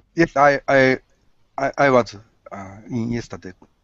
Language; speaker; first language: English; non-native, learner; Japanese